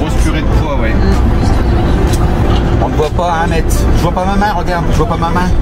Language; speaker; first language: French; native; French